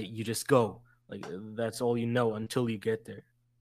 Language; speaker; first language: English; non-native, fluent; Turkish